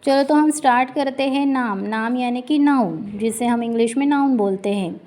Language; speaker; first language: Hindi; non-native, local second language; Marathi